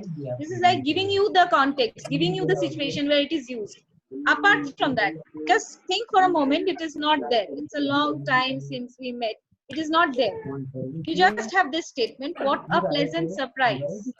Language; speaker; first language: English; non-native, local second language; Bangla